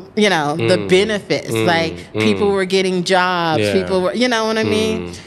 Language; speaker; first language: English; native; English